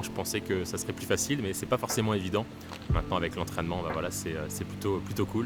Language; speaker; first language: French; native; French